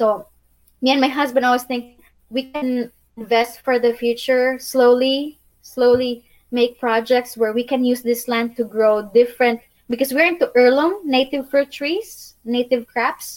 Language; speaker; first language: English; non-native, local second language; Cebuano